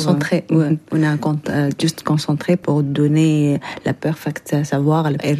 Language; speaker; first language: French; non-native, learner; Arabic